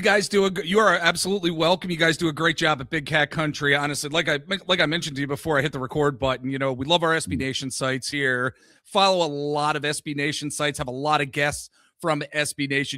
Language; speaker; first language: English; native; English